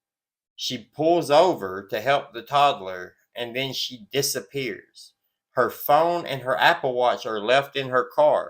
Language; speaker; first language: English; native; English